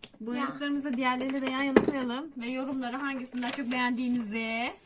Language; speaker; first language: Turkish; native; Turkish